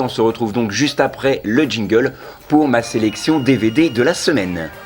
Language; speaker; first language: French; native; French